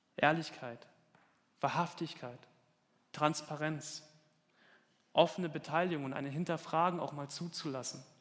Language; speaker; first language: German; native; German